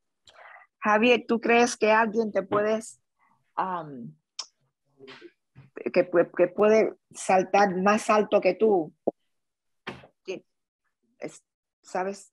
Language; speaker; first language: Spanish; early bilingual, other home language; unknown